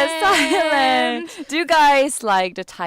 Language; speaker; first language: English; non-native, learner; Korean